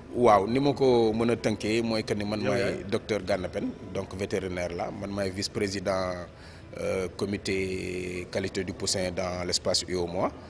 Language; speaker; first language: French; non-native, local second language; Wolof